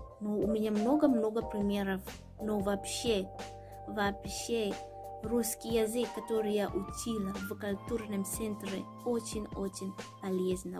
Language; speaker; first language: Russian; non-native, learner; Swahili